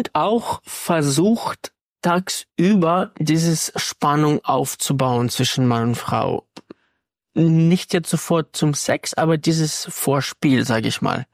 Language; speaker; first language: German; non-native, fluent; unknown